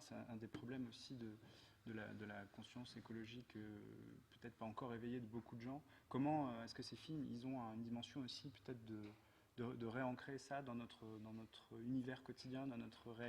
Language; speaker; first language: French; native; French